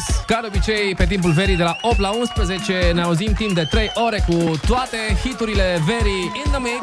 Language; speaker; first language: Romanian; native; Romanian